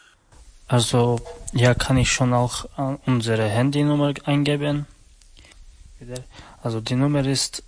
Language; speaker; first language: German; non-native, learner; Romany